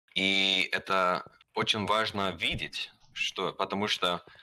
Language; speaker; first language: Russian; non-native, learner; German